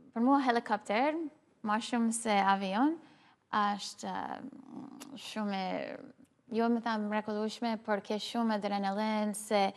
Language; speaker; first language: Albanian; early bilingual, heritage; Albanian